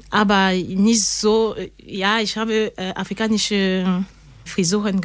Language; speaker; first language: German; non-native, learner; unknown